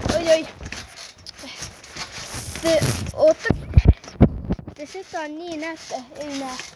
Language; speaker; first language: Estonian; early bilingual, heritage; Finnish